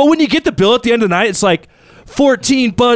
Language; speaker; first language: English; native; English